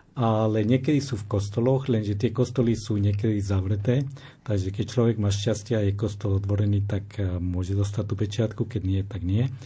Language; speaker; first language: Slovak; non-native, fluent; Spanish